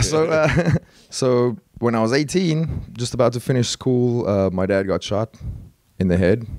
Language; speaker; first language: English; native; English